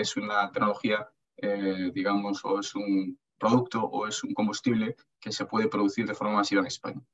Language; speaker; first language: Spanish; native; Spanish